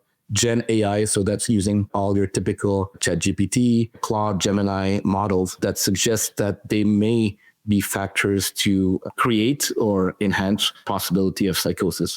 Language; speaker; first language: English; non-native, fluent; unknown